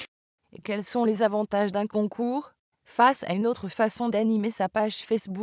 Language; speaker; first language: French; native; French